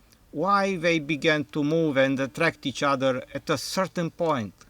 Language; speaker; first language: English; non-native, fluent; Romanian